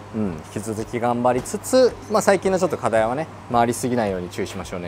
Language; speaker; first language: Japanese; native; Japanese